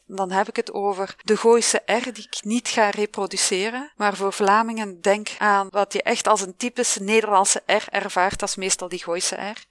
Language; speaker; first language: Dutch; native; Dutch